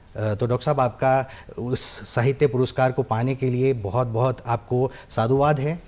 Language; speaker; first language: Hindi; native; Hindi